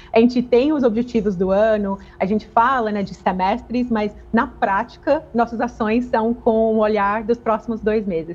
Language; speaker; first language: Portuguese; non-native, fluent; English